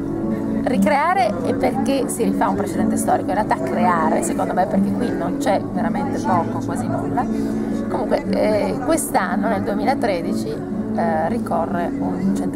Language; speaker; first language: Italian; native; Italian